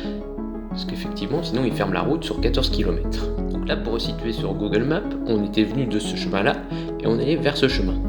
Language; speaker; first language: French; native; French